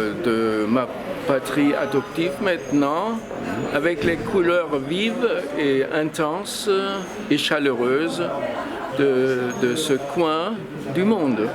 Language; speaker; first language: French; non-native, fluent; German